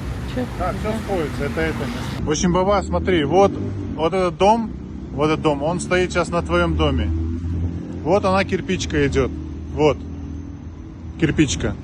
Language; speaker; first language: Russian; native; Russian